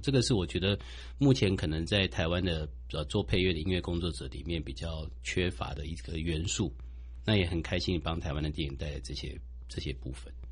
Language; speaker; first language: Chinese; native; Chinese